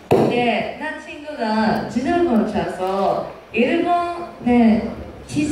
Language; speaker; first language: Korean; non-native, learner; Japanese